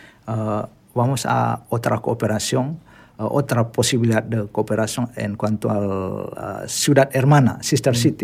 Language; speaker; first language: Spanish; non-native, learner; Indonesian